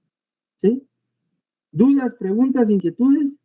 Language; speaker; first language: Spanish; native; Spanish